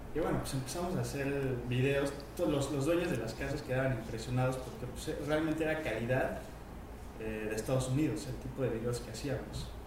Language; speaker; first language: Spanish; native; Spanish